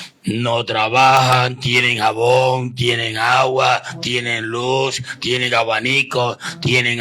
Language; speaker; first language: Spanish; native; Spanish